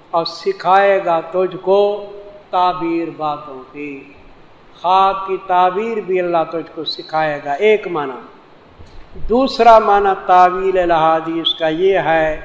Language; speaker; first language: Urdu; non-native, local second language; Saraiki